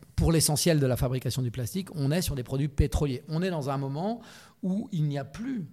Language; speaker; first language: French; native; French